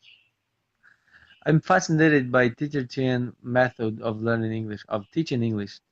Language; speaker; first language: English; non-native, fluent; Portuguese